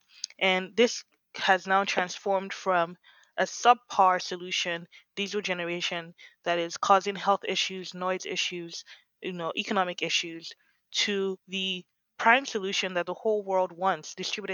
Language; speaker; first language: English; non-native, local second language; Yoruba